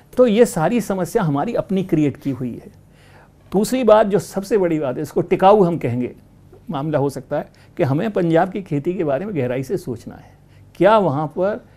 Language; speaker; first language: Hindi; native; Hindi